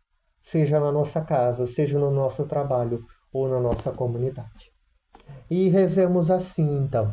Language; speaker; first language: Portuguese; native; Portuguese